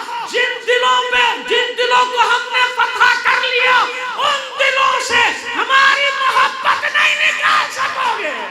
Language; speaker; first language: Urdu; native; Urdu